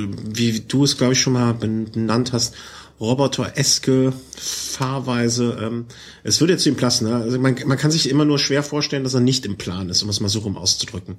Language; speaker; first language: German; native; German